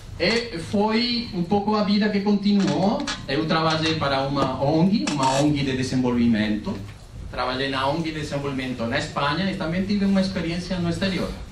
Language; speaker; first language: Portuguese; non-native, fluent; Spanish